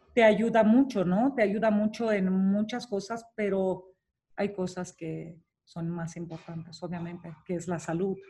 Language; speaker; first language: Spanish; non-native, fluent; Romanian